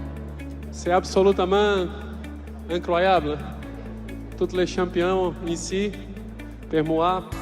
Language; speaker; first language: French; non-native, learner; Portuguese